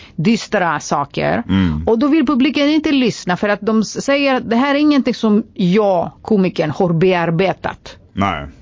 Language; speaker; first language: Swedish; non-native, fluent; Greek